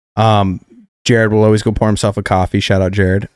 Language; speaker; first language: English; native; English